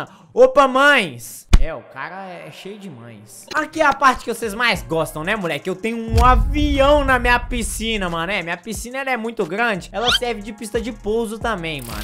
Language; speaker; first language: Portuguese; native; Portuguese